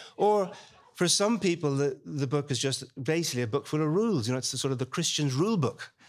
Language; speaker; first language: English; native; English